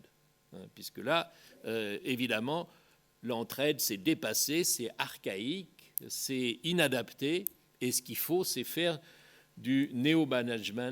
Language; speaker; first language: French; native; French